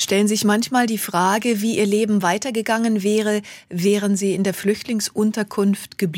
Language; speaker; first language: German; native; German